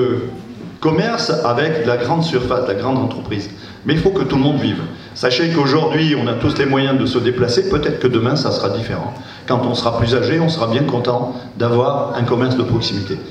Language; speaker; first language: French; native; French